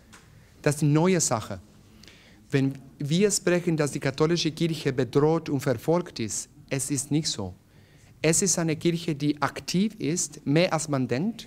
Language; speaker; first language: German; non-native, learner; Spanish